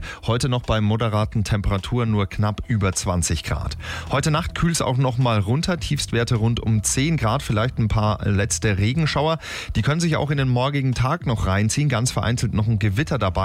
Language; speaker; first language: German; native; German